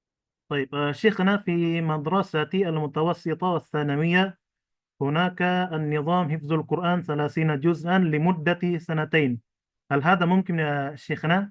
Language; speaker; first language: Arabic; non-native, fluent; Indonesian